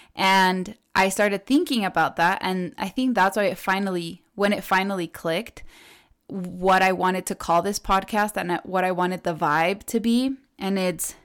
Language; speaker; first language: English; early bilingual, other home language; Spanish